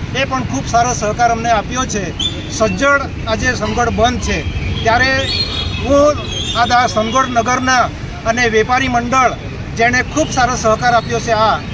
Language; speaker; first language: Gujarati; non-native, local second language; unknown